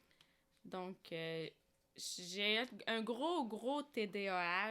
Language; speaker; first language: French; early bilingual, other home language; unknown